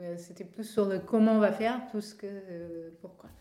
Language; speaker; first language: French; non-native, fluent; Portuguese